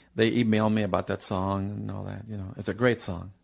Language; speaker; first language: English; native; English